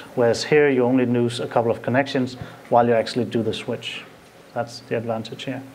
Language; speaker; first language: English; non-native, fluent; Danish